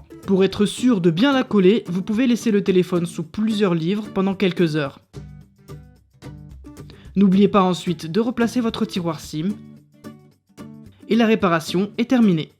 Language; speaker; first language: French; native; French